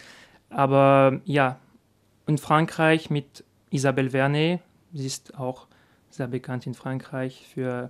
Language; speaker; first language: German; non-native, learner; French